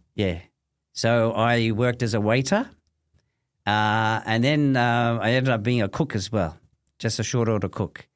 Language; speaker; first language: English; native; English